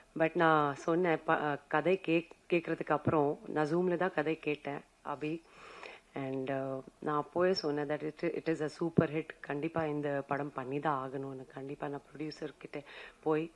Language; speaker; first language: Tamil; non-native, fluent; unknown